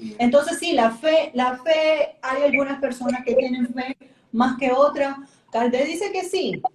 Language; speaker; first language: Spanish; native; Spanish